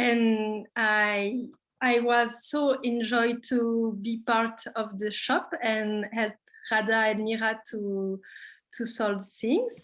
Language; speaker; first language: English; non-native, learner; French